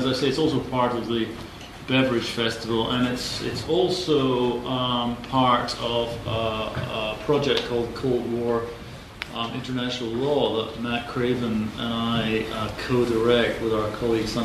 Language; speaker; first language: English; native; English